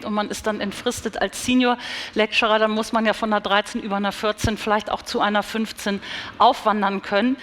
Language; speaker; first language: German; native; German